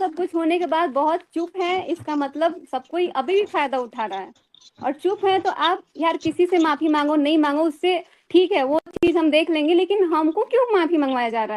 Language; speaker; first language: Hindi; native; Hindi